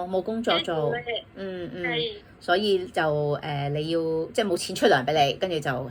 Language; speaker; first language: Cantonese; native; Cantonese